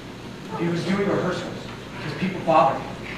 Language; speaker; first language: English; native; English